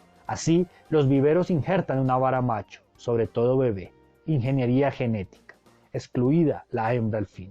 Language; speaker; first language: Spanish; native; Spanish